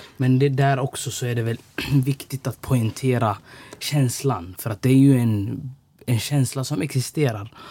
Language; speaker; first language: Swedish; early bilingual, other home language; Somali